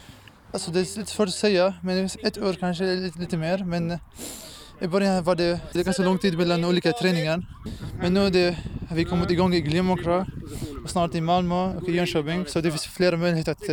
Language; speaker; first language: Swedish; non-native, fluent; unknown